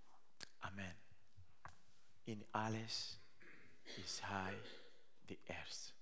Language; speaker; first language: Dutch; non-native, learner; Rundi